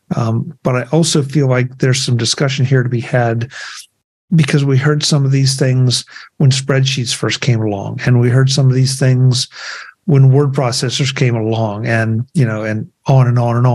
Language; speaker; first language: English; native; English